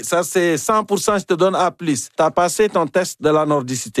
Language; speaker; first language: French; native; French